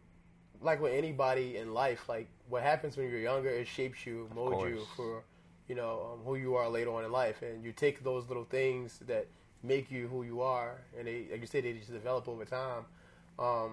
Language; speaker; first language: English; native; English